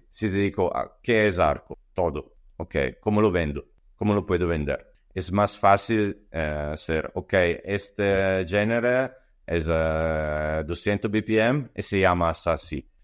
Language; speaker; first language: Spanish; non-native, learner; Italian